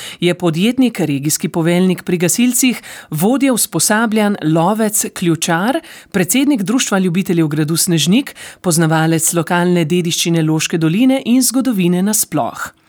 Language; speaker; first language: Slovenian; native; Slovenian